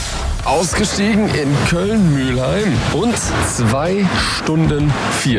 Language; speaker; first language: German; native; German